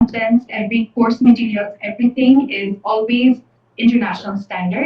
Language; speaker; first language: English; non-native, fluent; Bangla